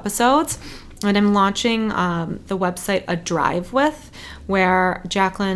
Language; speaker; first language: English; native; English